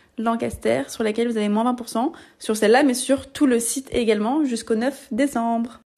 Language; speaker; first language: French; native; French